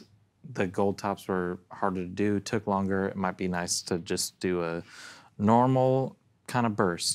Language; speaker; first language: English; native; English